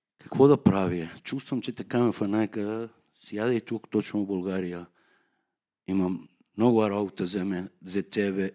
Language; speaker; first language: Bulgarian; non-native, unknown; Persian